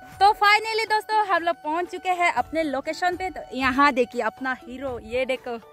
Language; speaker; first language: Hindi; non-native, local second language; Chakma